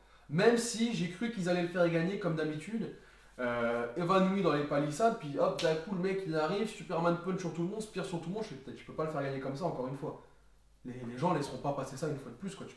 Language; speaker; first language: French; native; French